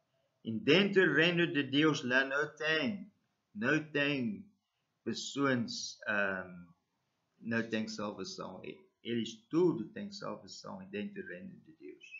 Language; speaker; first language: Portuguese; non-native, learner; English